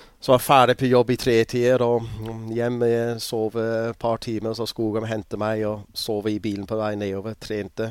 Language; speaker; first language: Norwegian; non-native, fluent; English